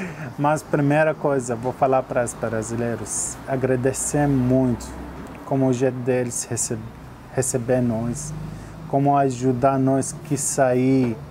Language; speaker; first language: Portuguese; non-native, learner; Arabic